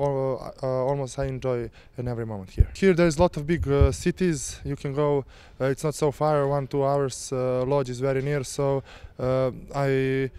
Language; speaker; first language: English; non-native, fluent; Serbian